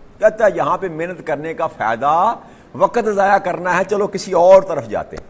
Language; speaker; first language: Urdu; non-native, local second language; Punjabi